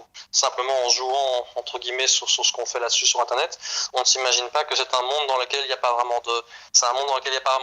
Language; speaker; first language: French; native; French